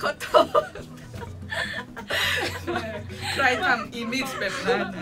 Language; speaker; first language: Thai; non-native, learner; Korean